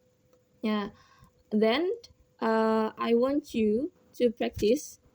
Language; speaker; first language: English; non-native, learner; Indonesian